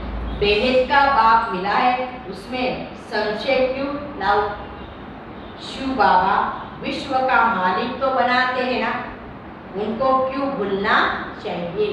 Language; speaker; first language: Hindi; non-native, local second language; Marathi